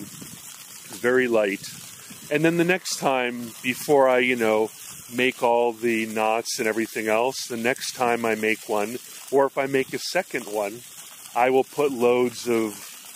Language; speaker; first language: English; native; English